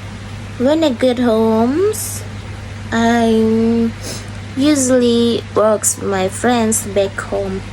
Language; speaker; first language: English; non-native, learner; Indonesian